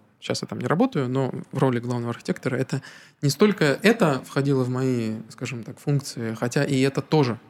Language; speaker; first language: Russian; native; Russian